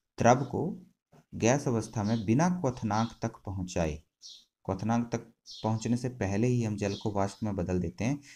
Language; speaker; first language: Hindi; native; Hindi